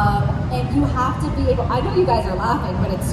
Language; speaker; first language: English; native; English